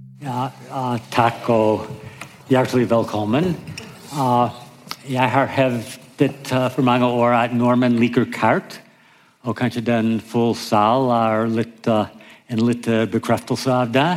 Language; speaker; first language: Norwegian; non-native, fluent; English